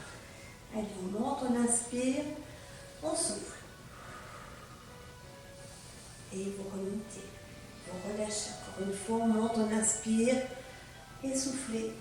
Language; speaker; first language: French; native; French